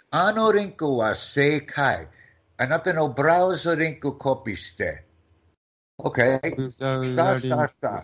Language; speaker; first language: Japanese; non-native, learner; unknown